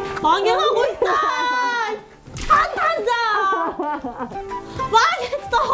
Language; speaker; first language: Korean; native; Korean